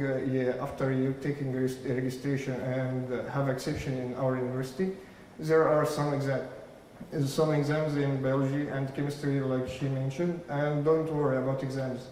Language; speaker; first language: English; non-native, learner; Arabic